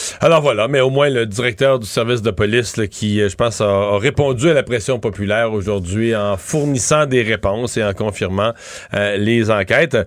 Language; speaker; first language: French; native; French